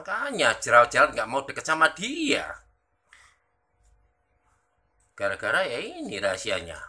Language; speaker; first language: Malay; non-native, local second language; Javanese